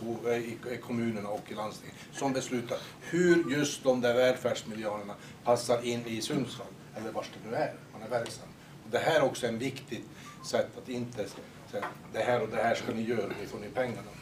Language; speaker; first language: Swedish; native; Swedish